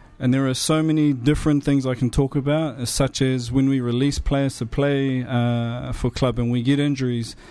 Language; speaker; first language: English; native; English